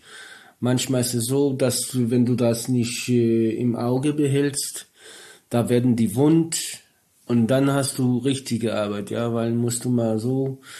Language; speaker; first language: German; non-native, learner; Polish